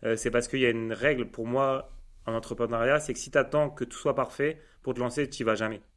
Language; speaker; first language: French; native; French